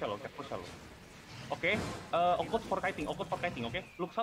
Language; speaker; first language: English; non-native, learner; Indonesian